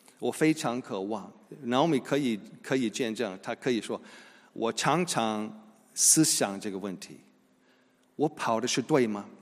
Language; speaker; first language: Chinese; non-native, fluent; English